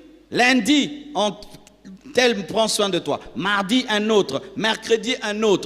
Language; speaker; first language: French; non-native, local second language; Lingala